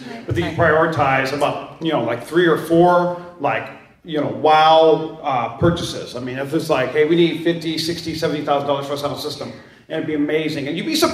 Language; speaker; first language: English; native; English